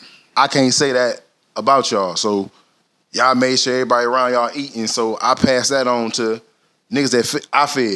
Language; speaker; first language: English; native; English